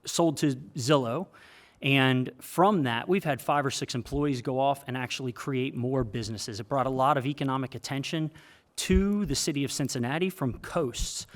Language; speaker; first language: English; native; English